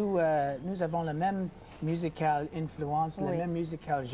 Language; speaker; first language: French; non-native, local second language; English